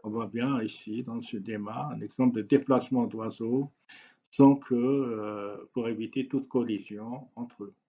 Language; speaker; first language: French; non-native, local second language; Arabic